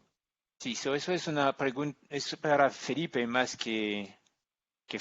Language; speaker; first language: Spanish; non-native, learner; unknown